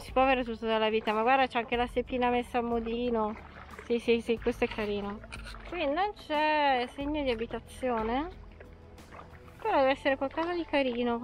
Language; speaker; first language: Italian; native; Italian